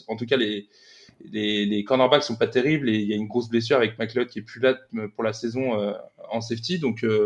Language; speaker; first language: French; native; French